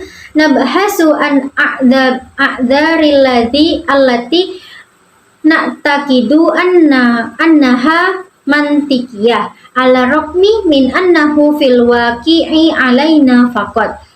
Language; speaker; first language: Arabic; non-native, learner; Indonesian